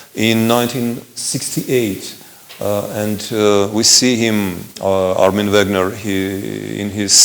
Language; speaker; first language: English; non-native, fluent; Armenian